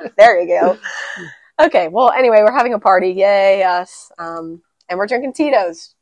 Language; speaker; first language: English; native; English